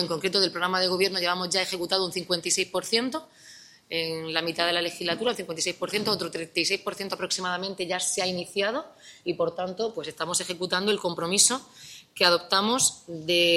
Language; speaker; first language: Spanish; native; Spanish